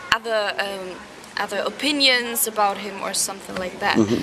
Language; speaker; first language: English; non-native, fluent; German